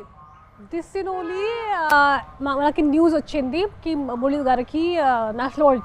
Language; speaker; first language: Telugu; non-native, local second language; Hindi